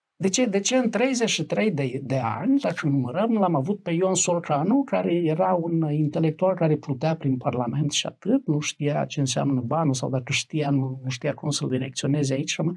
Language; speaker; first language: Romanian; native; Romanian